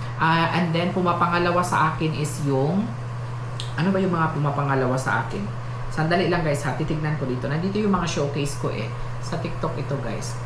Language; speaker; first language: Filipino; non-native, local second language; Cebuano